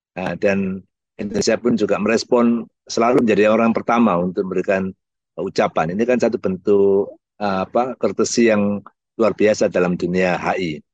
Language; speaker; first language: Indonesian; native; Indonesian